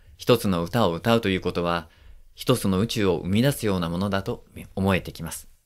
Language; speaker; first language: Japanese; native; Japanese